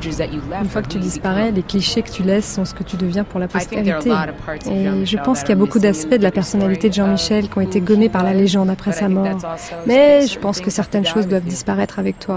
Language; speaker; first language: French; native; French